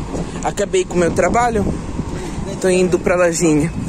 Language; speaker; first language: Portuguese; non-native, fluent; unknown